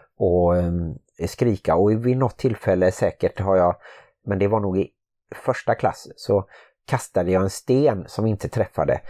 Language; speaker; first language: Swedish; native; Swedish